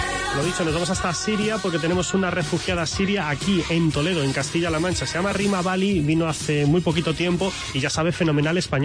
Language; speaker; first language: Spanish; native; Spanish